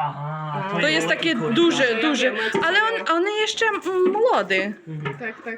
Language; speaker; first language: Polish; non-native, learner; Ukrainian